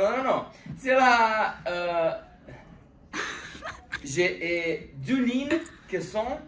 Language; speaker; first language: French; non-native, learner; Portuguese